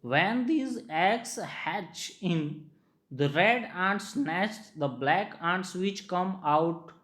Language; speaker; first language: English; non-native, local second language; Gujarati